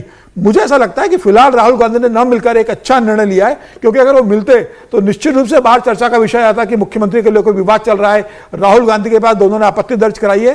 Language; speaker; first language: Hindi; native; Hindi